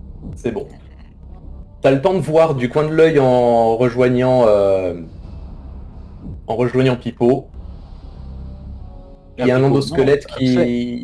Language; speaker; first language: French; native; French